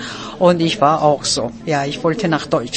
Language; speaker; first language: German; non-native, fluent; Korean